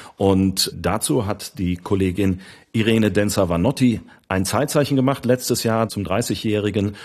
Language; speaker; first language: German; native; German